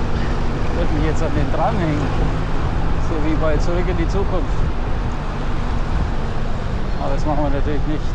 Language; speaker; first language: German; native; German